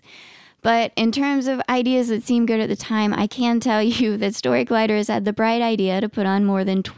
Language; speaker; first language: English; native; English